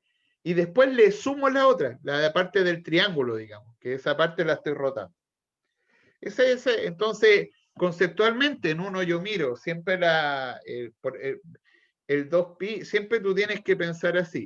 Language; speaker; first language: Spanish; native; Spanish